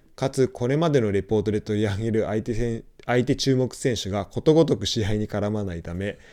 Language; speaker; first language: Japanese; native; Japanese